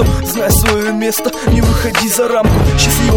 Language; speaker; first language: Russian; native; Russian